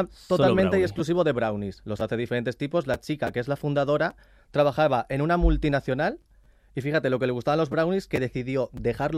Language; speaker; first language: Spanish; native; Spanish